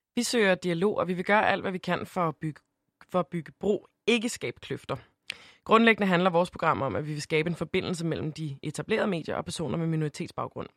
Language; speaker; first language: Danish; native; Danish